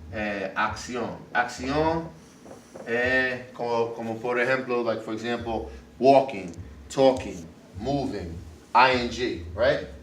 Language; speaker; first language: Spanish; non-native, learner; English